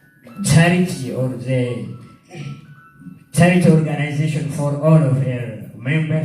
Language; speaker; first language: English; non-native, learner; Oromo